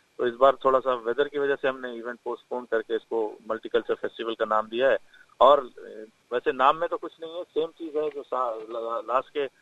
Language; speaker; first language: Urdu; native; Urdu